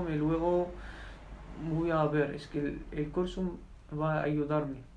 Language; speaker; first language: Spanish; non-native, learner; Berber languages